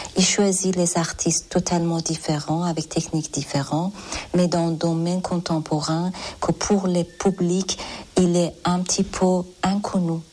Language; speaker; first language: French; non-native, learner; Persian